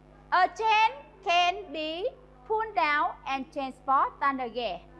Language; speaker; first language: English; non-native, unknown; Vietnamese